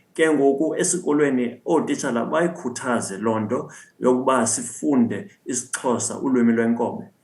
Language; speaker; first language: Xhosa; non-native, local second language; English